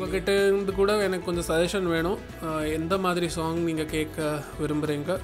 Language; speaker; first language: Tamil; early bilingual, heritage; Tamil